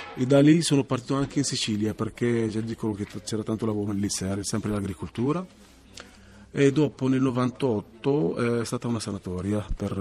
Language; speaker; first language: Italian; non-native, fluent; Arabic